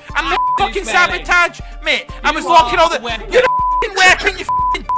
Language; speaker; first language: English; native; English